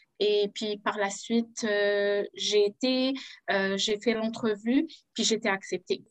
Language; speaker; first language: French; non-native, local second language; Arabic